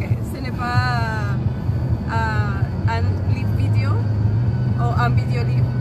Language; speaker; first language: French; non-native, learner; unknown